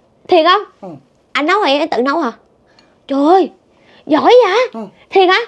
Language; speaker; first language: Vietnamese; native; Vietnamese